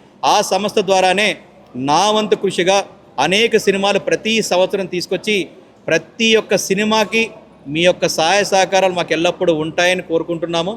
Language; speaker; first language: Telugu; native; Telugu